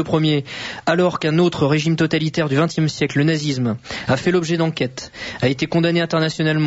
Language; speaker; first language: French; native; French